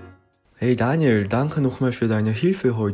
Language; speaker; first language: German; non-native, fluent; Korean